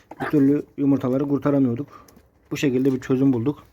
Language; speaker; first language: Turkish; native; Turkish